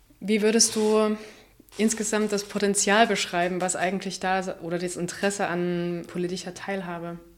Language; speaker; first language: German; native; German